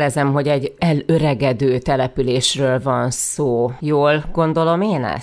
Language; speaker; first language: Hungarian; native; Hungarian